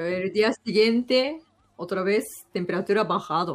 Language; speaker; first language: Spanish; non-native, learner; Japanese